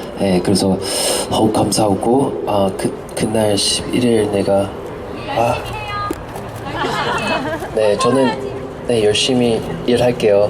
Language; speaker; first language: Korean; non-native, fluent; English